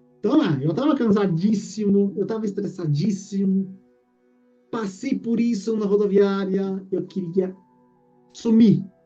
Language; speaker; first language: Portuguese; native; Portuguese